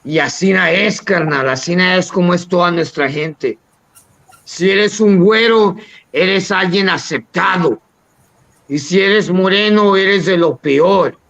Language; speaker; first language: Spanish; early bilingual, heritage; Spanish